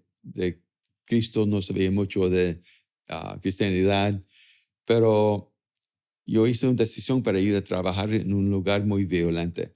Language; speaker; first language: Spanish; early bilingual, other home language; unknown